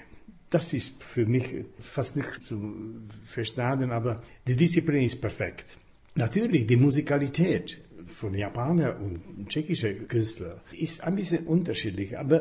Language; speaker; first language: German; non-native, fluent; Slovak